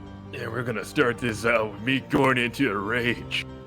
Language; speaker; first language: English; native; English